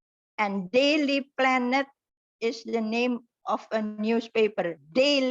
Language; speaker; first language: English; non-native, fluent; Indonesian